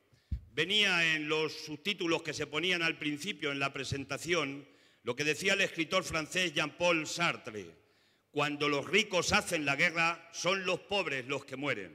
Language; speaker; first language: Spanish; native; Spanish